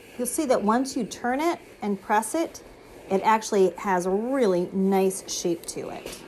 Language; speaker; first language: English; native; English